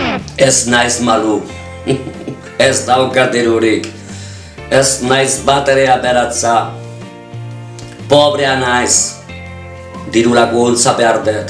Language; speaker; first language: Basque; non-native, local second language; Spanish